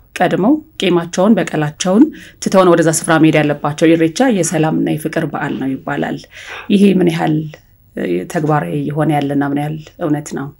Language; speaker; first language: Amharic; native; Amharic